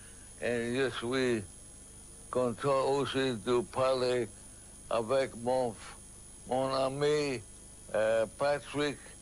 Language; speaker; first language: French; non-native, learner; English